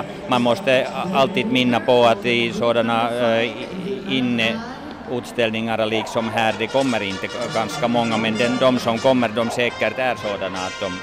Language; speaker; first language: Swedish; non-native, fluent; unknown